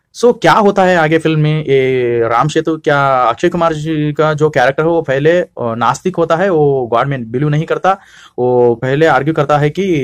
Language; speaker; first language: Hindi; non-native, local second language; Kannada